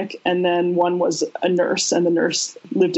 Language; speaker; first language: English; native; English